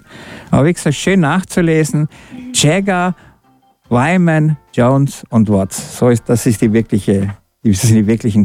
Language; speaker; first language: German; native; German